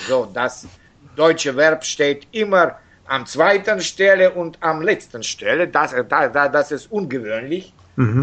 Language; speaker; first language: German; non-native, learner; Russian